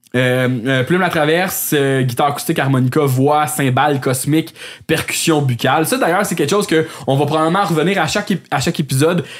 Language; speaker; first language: French; native; French